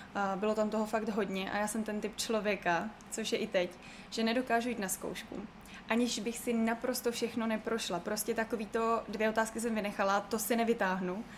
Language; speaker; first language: Czech; native; Czech